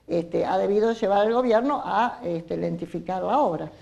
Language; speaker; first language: Spanish; native; Spanish